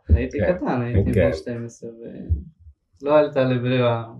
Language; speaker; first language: Hebrew; early bilingual, other home language; Ukrainian